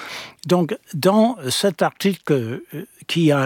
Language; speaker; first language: French; non-native, fluent; English